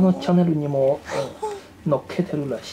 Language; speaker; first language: Japanese; non-native, fluent; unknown